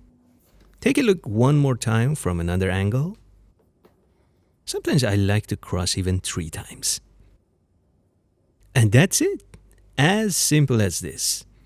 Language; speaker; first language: English; non-native, fluent; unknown